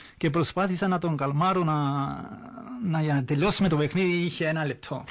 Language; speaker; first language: Greek; early bilingual, heritage; Greek